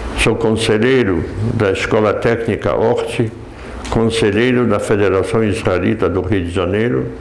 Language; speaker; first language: Portuguese; non-native, fluent; Polish